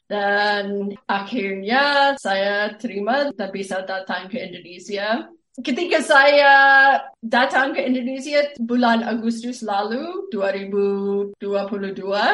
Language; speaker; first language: Indonesian; non-native, fluent; English